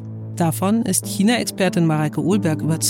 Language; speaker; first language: German; native; German